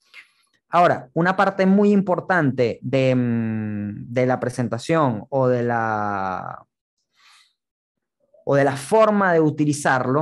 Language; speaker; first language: Spanish; native; Spanish